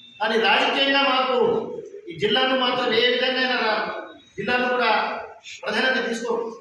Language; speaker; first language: Telugu; non-native, local second language; Lambadi